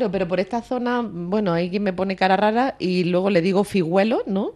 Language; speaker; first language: Spanish; native; Spanish